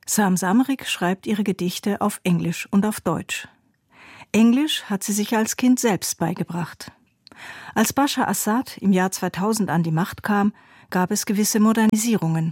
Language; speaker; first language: German; native; German